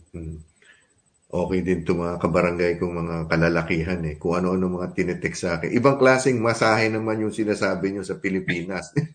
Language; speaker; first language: Filipino; native; Filipino